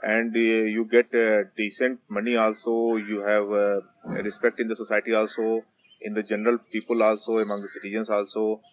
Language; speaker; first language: English; non-native, local second language; Hindi